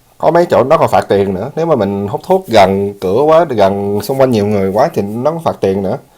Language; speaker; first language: Vietnamese; early bilingual, heritage; Vietnamese